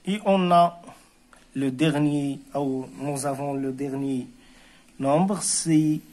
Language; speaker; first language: French; non-native, local second language; Arabic